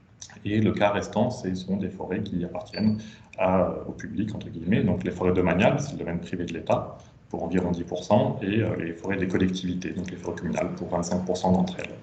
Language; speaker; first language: French; native; French